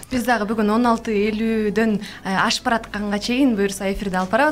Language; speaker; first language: Kyrgyz; native; Kyrgyz